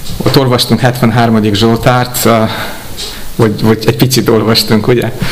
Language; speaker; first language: Hungarian; non-native, fluent; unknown